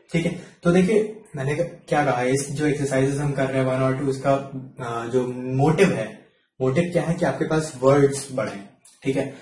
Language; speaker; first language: Hindi; native; Hindi